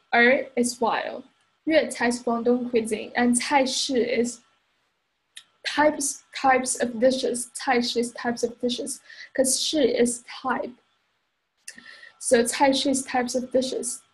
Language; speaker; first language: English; non-native, fluent; Chinese